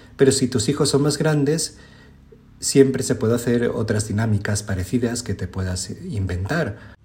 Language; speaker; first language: Spanish; native; Spanish